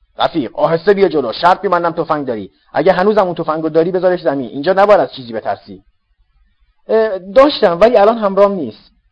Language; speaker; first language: Persian; native; Persian